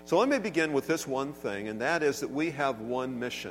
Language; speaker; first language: English; native; English